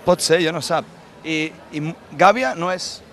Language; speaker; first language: Catalan; non-native, learner; Spanish